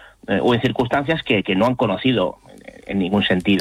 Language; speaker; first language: Spanish; native; Spanish